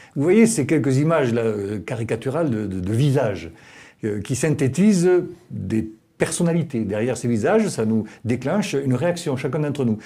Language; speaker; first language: French; native; French